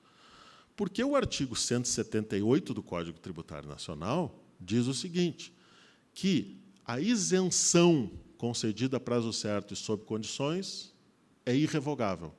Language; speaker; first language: Portuguese; native; Portuguese